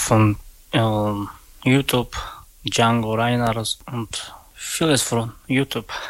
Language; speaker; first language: German; non-native, learner; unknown